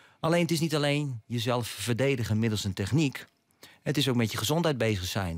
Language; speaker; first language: Dutch; native; Dutch